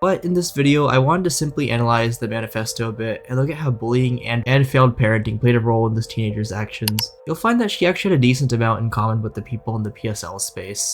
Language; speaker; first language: English; native; English